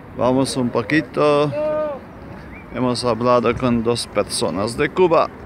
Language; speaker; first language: Spanish; non-native, fluent; Romanian